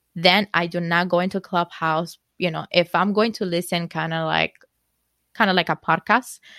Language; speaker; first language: English; non-native, fluent; Spanish